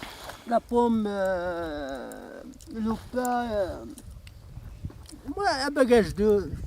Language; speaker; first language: French; non-native, learner; Central Atlas Tamazight